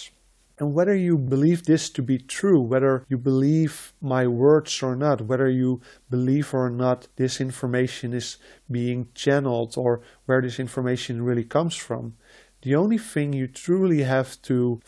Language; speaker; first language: English; non-native, fluent; Dutch